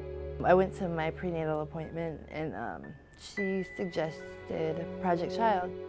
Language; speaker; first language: English; native; English